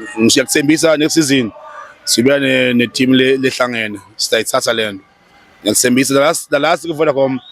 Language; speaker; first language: Zulu; non-native, local second language; Swati